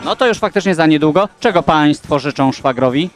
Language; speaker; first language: Polish; native; Polish